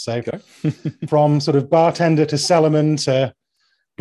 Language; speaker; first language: English; native; English